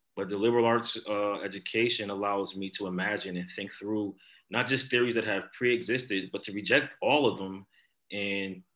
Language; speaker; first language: English; native; English